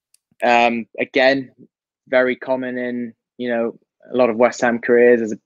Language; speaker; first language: English; native; English